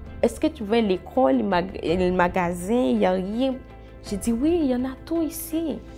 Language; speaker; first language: French; non-native, learner; Arabic